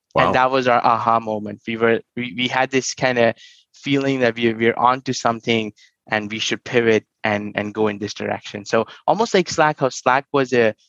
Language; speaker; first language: English; non-native, local second language; Hindi